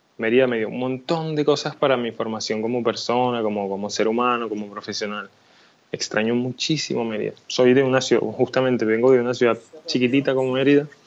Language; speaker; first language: Spanish; native; Spanish